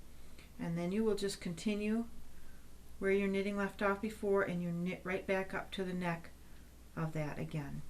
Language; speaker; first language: English; native; English